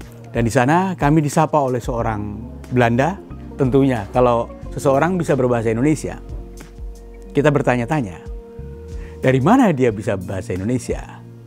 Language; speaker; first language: Indonesian; native; Indonesian